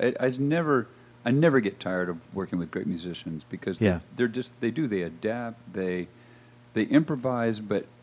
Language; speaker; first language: English; native; English